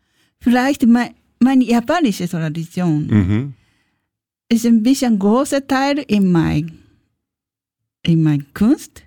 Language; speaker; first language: German; non-native, learner; Japanese